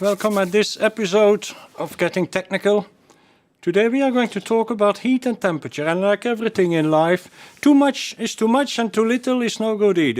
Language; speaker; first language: English; non-native, fluent; Dutch